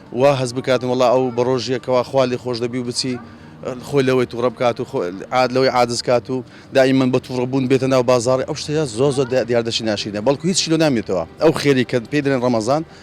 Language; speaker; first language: Central Kurdish; native; Central Kurdish